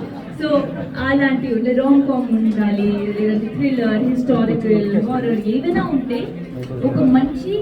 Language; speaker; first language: Telugu; non-native, fluent; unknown